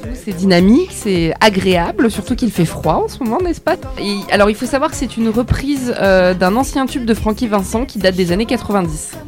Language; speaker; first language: French; native; French